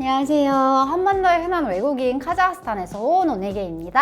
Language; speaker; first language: Korean; non-native, fluent; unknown